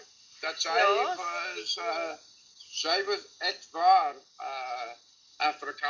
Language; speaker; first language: Dutch; non-native, learner; English